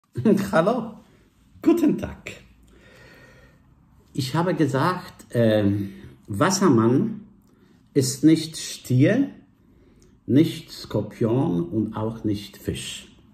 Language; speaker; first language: German; non-native, fluent; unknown